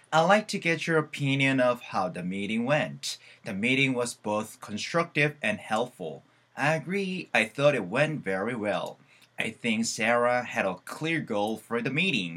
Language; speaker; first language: English; non-native, fluent; Korean